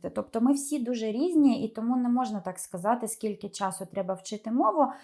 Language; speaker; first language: Ukrainian; non-native, local second language; Russian